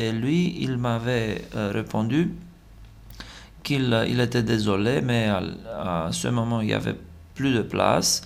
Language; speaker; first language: French; non-native, fluent; Romanian